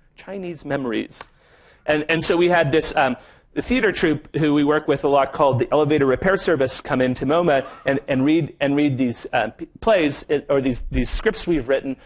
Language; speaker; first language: English; native; English